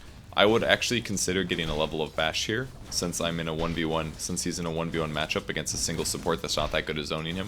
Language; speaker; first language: English; native; English